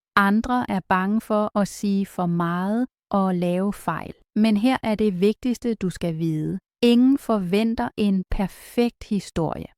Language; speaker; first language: Danish; native; Danish